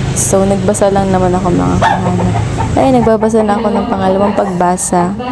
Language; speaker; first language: Filipino; native; Filipino